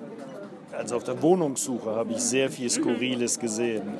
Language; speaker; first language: German; native; German